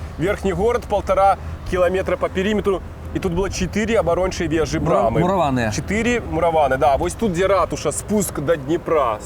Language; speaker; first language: Belarusian; non-native, local second language; Russian